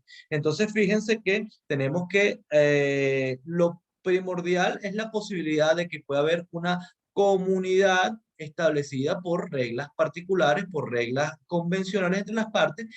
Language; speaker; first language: Spanish; native; Spanish